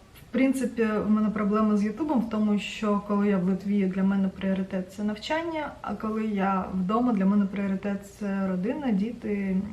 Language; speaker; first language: Ukrainian; non-native, local second language; Russian